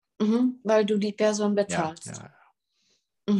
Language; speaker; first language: German; non-native, fluent; Czech